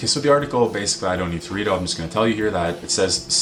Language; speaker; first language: English; native; English